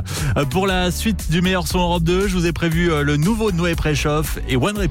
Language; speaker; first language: French; native; French